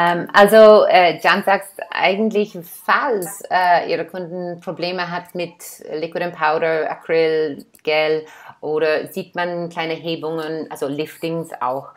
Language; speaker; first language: German; non-native, fluent; English